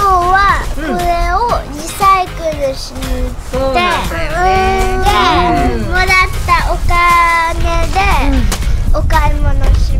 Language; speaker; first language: Japanese; early bilingual, heritage; Japanese